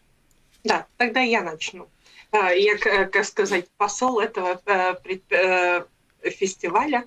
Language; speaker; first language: Russian; non-native, local second language; Latvian